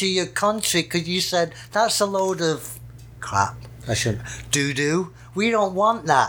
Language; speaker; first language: English; native; English